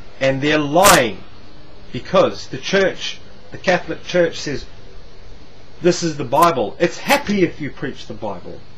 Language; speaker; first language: English; native; English